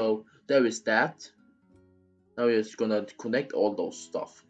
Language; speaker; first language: English; non-native, fluent; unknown